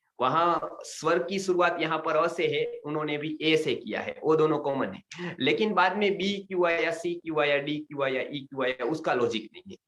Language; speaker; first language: Hindi; non-native, local second language; Gujarati